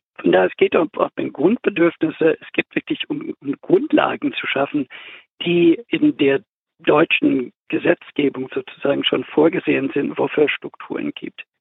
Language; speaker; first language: German; non-native, fluent; English